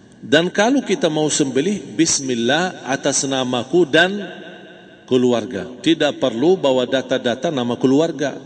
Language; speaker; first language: Malay; non-native, fluent; Arabic